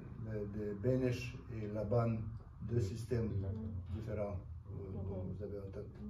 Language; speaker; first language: French; non-native, fluent; Russian